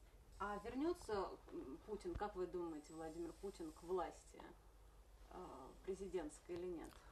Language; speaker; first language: Russian; native; Russian